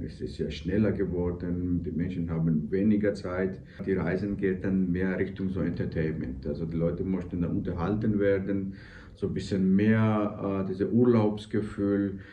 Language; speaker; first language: German; non-native, fluent; Georgian